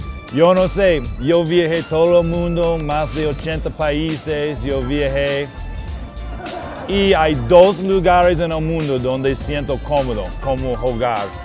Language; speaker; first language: Spanish; non-native, fluent; English